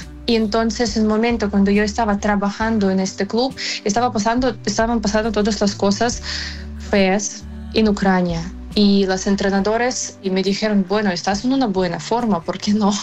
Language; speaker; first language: Spanish; non-native, fluent; Ukrainian